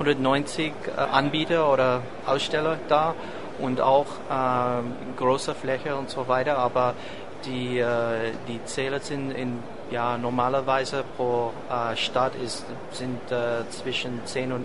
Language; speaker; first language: German; non-native, fluent; English